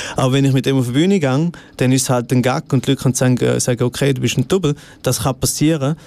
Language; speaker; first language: German; native; German